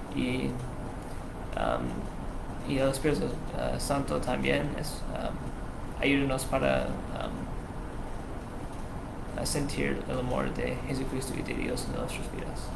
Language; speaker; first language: Spanish; non-native, learner; English